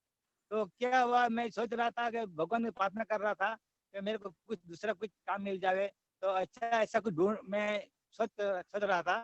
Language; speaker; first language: Hindi; non-native, local second language; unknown